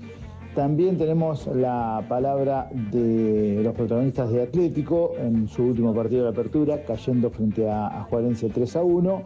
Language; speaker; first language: Spanish; native; Spanish